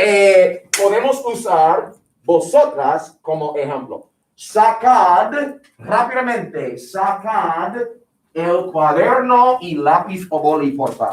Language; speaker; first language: Spanish; non-native, fluent; English